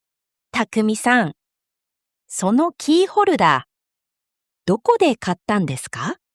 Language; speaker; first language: Japanese; non-native, fluent; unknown